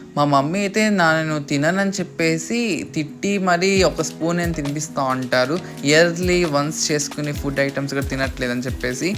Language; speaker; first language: Telugu; non-native, local second language; Urdu